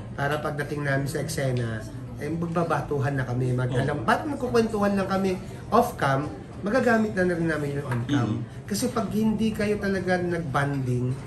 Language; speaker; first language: Filipino; native; Filipino